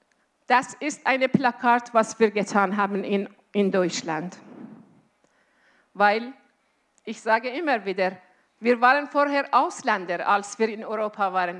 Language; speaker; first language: German; non-native, fluent; Azerbaijani